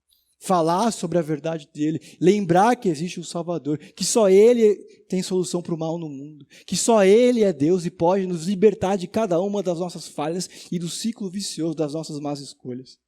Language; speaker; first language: Portuguese; native; Portuguese